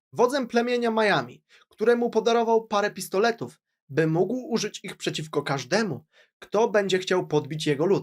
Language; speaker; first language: Polish; native; Polish